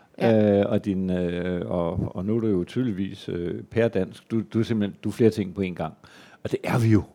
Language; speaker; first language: Danish; native; Danish